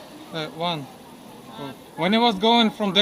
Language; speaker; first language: English; non-native, fluent; Russian